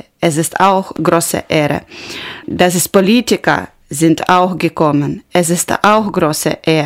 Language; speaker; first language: German; non-native, learner; Ukrainian